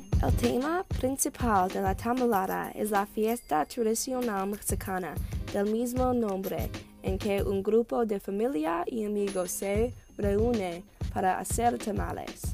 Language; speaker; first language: Spanish; non-native, learner; English